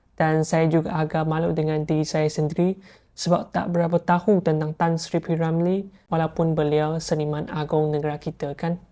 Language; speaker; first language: Malay; non-native, local second language; Chinese